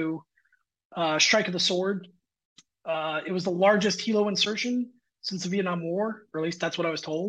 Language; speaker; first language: English; native; English